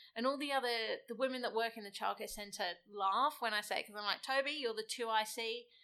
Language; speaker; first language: English; native; English